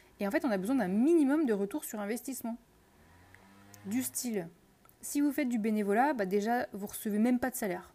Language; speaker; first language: French; native; French